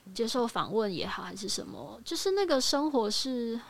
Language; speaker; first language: Chinese; native; Chinese